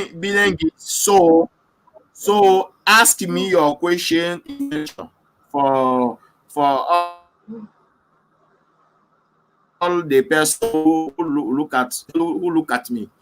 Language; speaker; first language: English; non-native, local second language; French